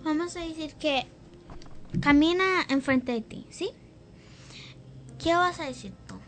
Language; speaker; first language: Spanish; early bilingual, heritage; English